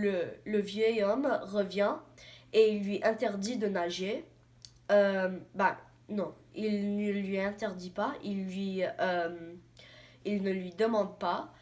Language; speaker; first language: French; non-native, learner; English